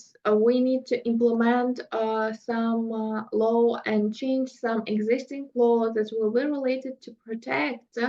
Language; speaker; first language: English; non-native, fluent; Russian